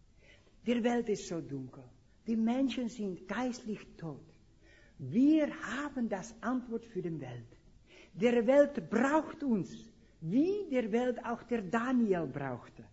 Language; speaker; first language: German; non-native, fluent; Dutch